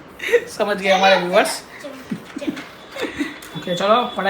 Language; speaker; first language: Hindi; non-native, local second language; Gujarati